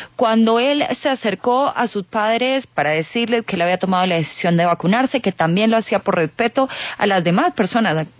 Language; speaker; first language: Spanish; native; Spanish